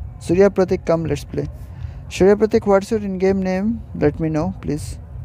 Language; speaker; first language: English; non-native, local second language; Bangla